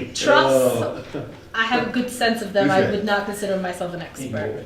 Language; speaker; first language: English; native; English